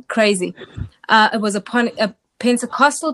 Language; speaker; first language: English; native; English